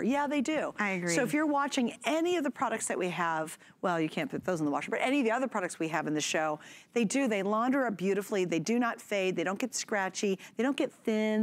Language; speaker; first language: English; native; English